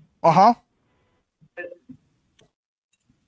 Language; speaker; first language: German; native; German